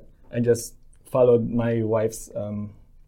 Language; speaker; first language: English; non-native, local second language; Filipino